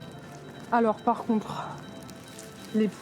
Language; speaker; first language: French; native; French